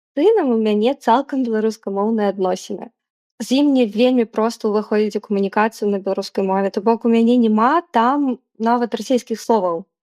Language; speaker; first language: Belarusian; non-native, local second language; Russian